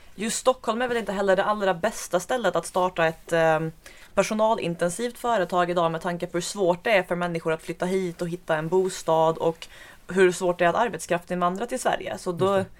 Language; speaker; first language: Swedish; native; Swedish